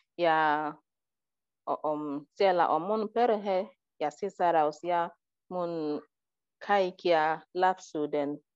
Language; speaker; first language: Finnish; non-native, learner; Igbo